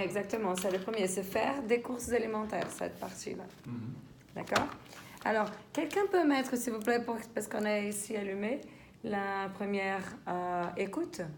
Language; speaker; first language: French; non-native, fluent; Portuguese